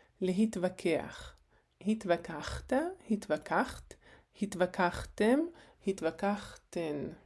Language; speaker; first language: Hebrew; non-native, fluent; Ukrainian